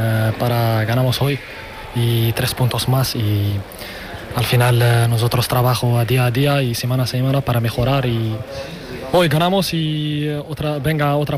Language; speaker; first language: Spanish; non-native, learner; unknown